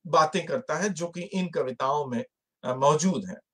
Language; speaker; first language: Hindi; native; Hindi